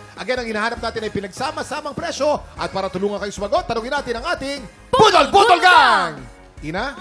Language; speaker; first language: Filipino; native; Filipino